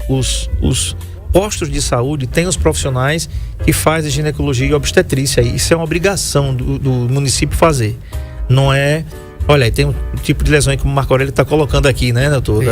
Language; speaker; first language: Portuguese; native; Portuguese